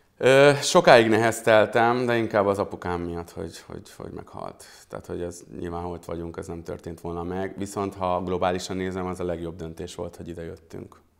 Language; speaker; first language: Hungarian; early bilingual, other home language; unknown